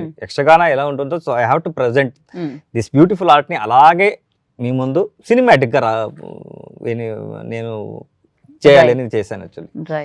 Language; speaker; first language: Telugu; non-native, learner; Kannada